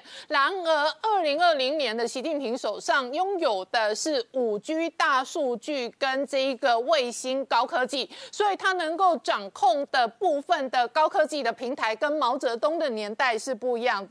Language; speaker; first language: Chinese; native; Chinese